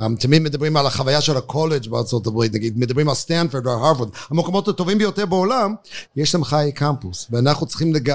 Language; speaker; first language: Hebrew; non-native, fluent; English